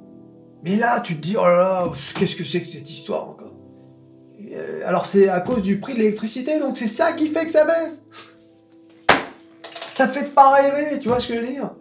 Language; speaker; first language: French; native; French